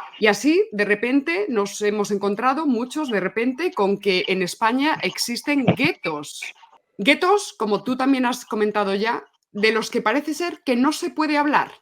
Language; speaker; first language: Spanish; native; Spanish